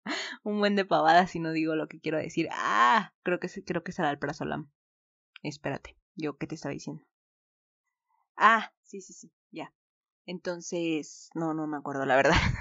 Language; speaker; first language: Spanish; native; Spanish